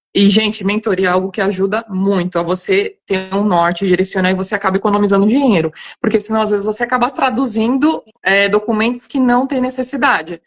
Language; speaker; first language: Portuguese; native; Portuguese